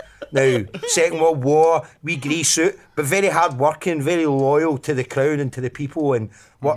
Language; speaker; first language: English; native; English